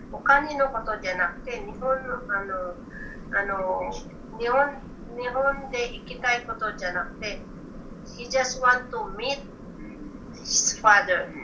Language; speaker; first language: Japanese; non-native, learner; Filipino